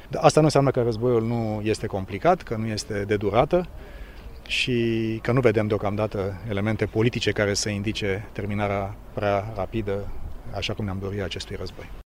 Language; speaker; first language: Romanian; native; Romanian